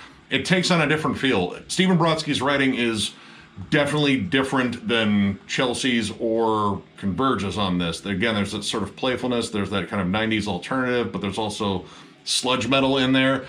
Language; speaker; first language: English; native; English